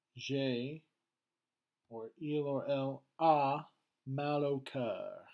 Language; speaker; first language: French; non-native, fluent; English